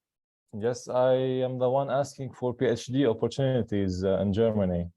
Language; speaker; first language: English; non-native, fluent; Arabic